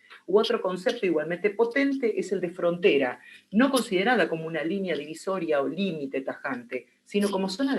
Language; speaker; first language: Spanish; native; Spanish